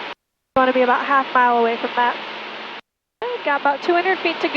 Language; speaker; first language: English; native; English